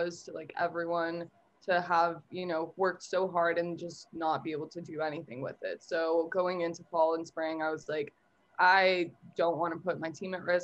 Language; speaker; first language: English; native; English